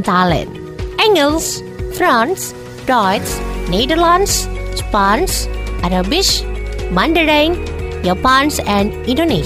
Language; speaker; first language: Dutch; non-native, fluent; Indonesian